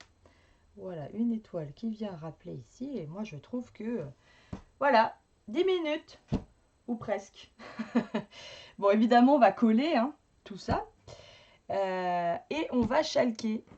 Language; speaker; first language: French; native; French